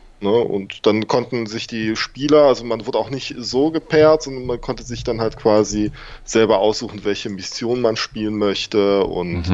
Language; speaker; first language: German; native; German